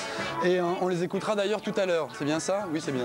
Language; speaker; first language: French; native; French